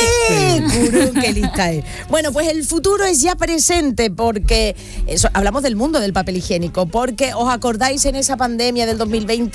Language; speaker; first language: Spanish; native; Spanish